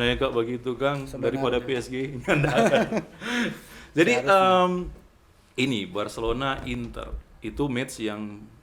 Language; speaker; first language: Indonesian; non-native, local second language; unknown